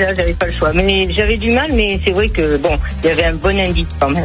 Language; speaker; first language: French; native; French